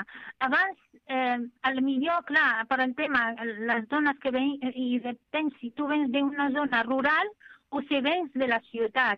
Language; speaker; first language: Catalan; non-native, fluent; Arabic